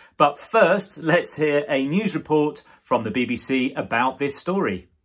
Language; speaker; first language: English; native; English